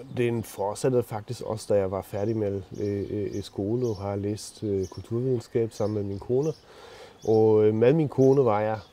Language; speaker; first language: Danish; non-native, fluent; German